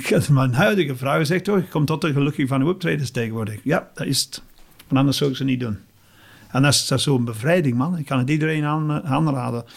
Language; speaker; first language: Dutch; non-native, fluent; English